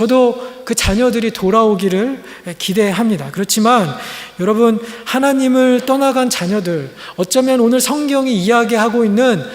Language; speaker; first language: Korean; native; Korean